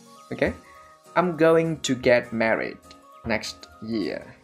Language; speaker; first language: English; non-native, fluent; Vietnamese